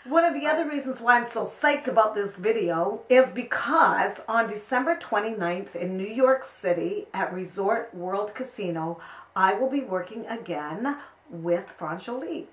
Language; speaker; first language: English; native; English